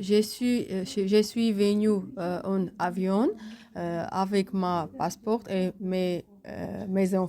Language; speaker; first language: French; non-native, learner; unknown